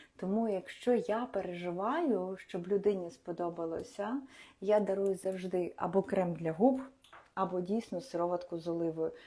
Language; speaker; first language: Ukrainian; non-native, local second language; Russian